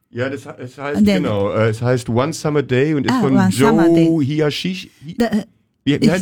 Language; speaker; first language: German; native; German